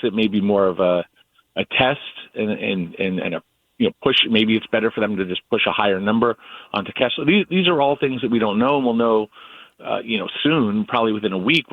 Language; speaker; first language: English; native; English